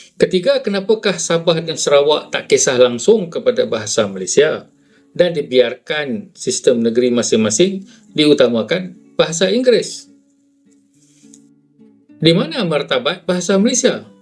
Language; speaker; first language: Malay; native; Malay